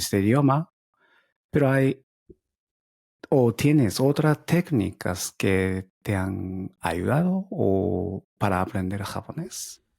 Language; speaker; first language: Spanish; non-native, learner; Japanese